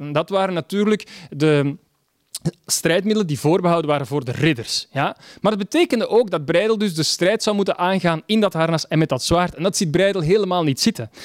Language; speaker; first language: Dutch; native; Dutch